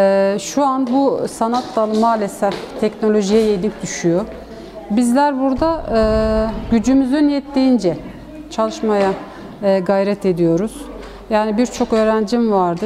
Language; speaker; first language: Turkish; native; Turkish